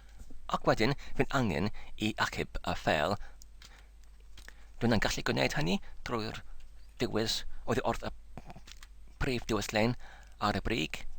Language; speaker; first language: Welsh; non-native, learner; English